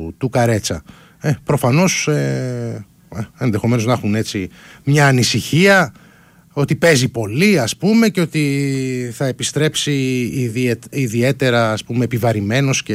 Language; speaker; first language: Greek; native; Greek